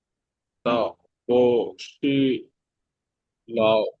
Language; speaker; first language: Chinese; non-native, learner; Bangla